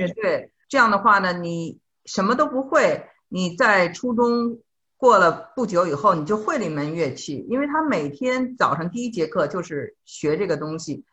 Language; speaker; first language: Chinese; native; Chinese